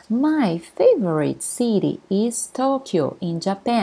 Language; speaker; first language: English; non-native, fluent; Portuguese